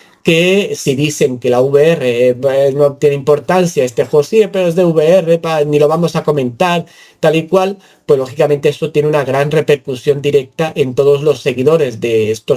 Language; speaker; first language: Spanish; native; Spanish